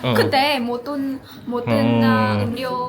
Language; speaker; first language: Korean; non-native, learner; Vietnamese